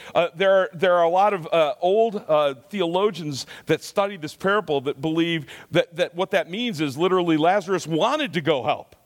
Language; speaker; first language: English; native; English